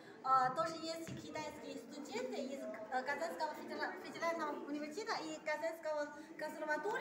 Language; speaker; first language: Russian; non-native, learner; Chinese